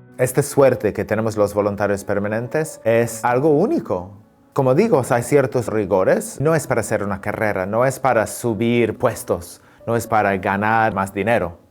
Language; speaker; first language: Spanish; non-native, fluent; English